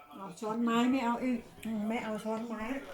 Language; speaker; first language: German; non-native, learner; Thai